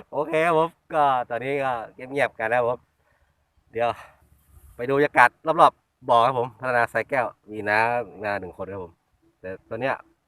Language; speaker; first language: Thai; native; Thai